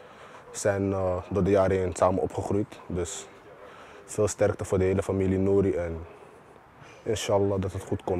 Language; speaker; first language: Dutch; native; Dutch